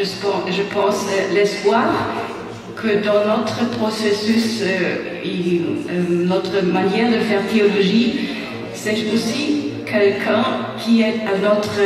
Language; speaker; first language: French; non-native, fluent; German